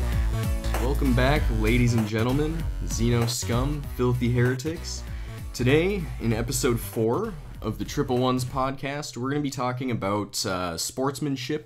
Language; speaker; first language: English; native; English